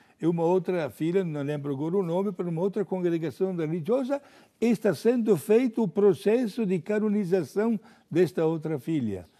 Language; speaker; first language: Portuguese; non-native, fluent; Italian